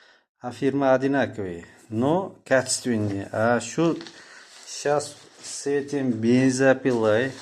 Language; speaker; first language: Russian; non-native, local second language; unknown